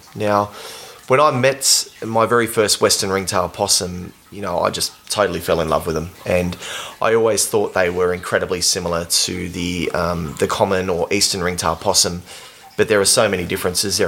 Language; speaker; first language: English; native; English